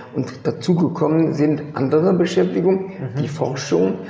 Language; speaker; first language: German; early bilingual, other home language; French